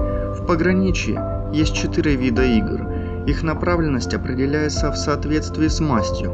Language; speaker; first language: Russian; native; Russian